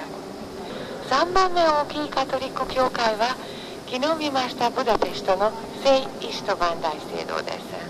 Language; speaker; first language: Japanese; non-native, fluent; Hungarian